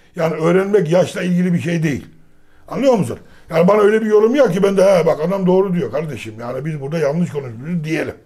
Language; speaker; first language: Turkish; native; Turkish